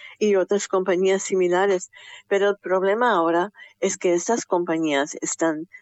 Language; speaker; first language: Spanish; early bilingual, heritage; Spanish